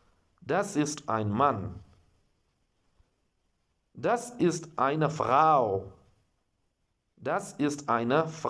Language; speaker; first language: German; non-native, learner; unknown